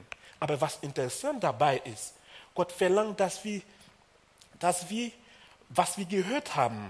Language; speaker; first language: German; non-native, fluent; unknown